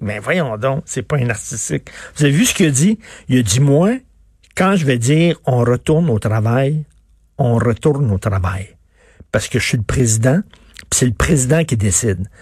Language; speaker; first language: French; native; French